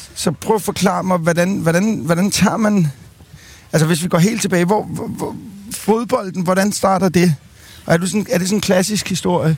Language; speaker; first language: Danish; native; Danish